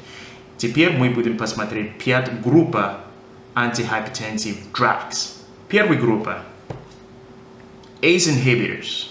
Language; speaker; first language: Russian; non-native, fluent; English